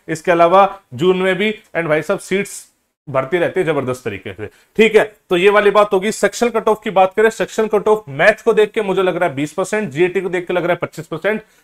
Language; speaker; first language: Hindi; native; Hindi